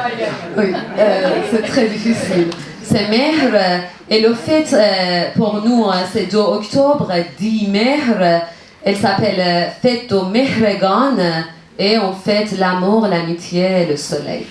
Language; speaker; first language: French; non-native, learner; Persian